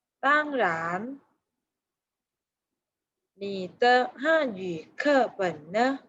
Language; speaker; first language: Chinese; non-native, fluent; Thai